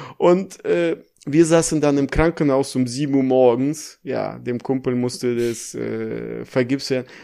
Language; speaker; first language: German; early bilingual, other home language; Russian